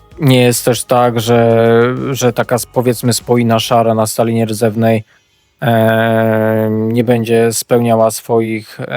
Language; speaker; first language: Polish; native; Polish